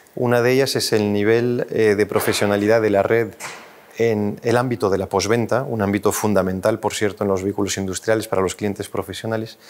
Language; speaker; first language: Spanish; non-native, fluent; French